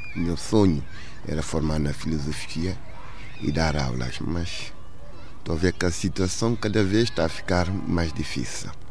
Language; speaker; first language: Portuguese; non-native, local second language; Upper Guinea Crioulo